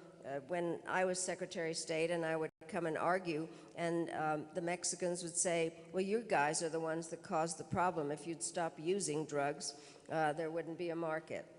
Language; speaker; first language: English; early bilingual, other home language; Czech